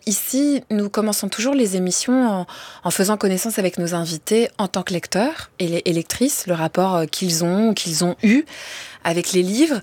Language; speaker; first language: French; native; French